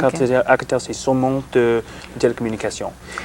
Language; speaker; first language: French; non-native, learner; English